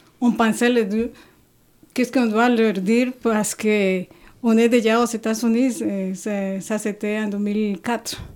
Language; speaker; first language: French; non-native, fluent; Spanish